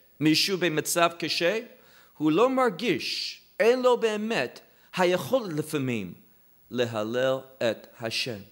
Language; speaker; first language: Hebrew; non-native, fluent; English